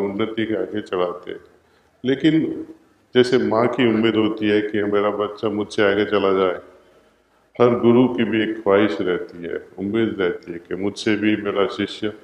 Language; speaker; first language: Hindi; non-native, local second language; Gujarati